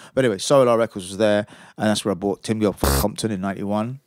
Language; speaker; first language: English; native; English